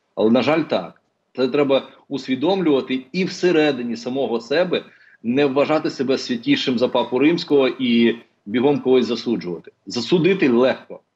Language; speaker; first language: Ukrainian; non-native, local second language; Russian